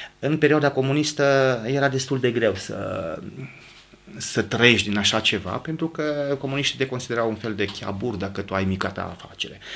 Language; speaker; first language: Romanian; native; Romanian